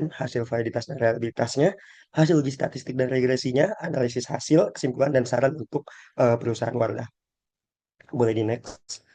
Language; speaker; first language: Indonesian; native; Indonesian